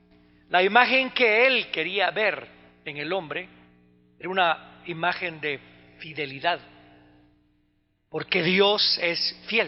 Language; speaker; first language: Spanish; native; Spanish